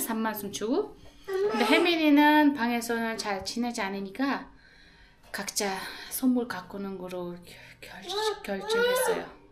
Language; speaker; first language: Korean; non-native, fluent; Uzbek